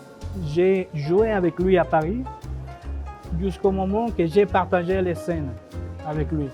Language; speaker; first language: French; non-native, fluent; Spanish